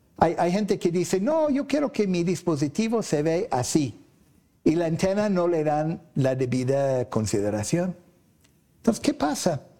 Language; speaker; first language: Spanish; non-native, fluent; English